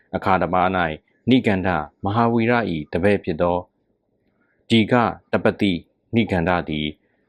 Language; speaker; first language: Burmese; native; Burmese